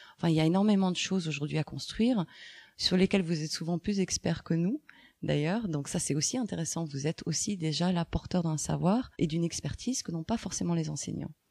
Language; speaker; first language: French; native; French